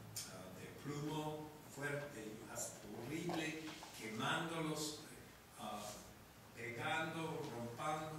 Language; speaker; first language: Spanish; non-native, fluent; English